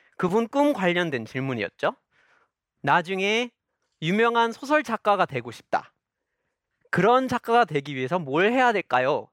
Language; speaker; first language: Korean; non-native, fluent; English